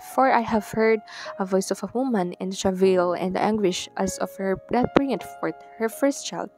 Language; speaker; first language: English; non-native, local second language; Iloko